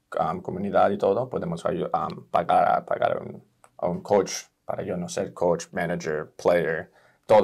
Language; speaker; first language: Spanish; early bilingual, heritage; Spanish